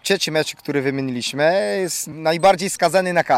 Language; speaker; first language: Polish; non-native, fluent; Portuguese